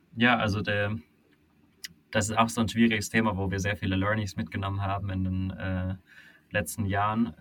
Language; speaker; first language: German; non-native, fluent; Finnish